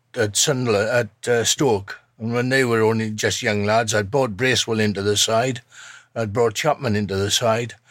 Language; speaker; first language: English; native; English